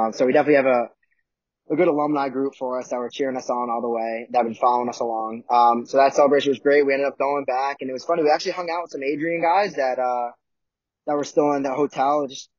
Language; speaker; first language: English; native; English